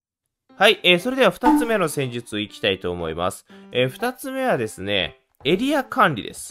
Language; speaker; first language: Japanese; native; Japanese